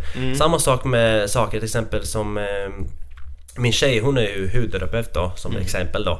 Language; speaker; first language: Swedish; non-native, fluent; Latvian